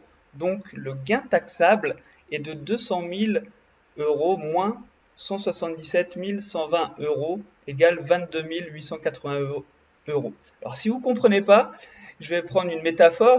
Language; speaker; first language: French; native; French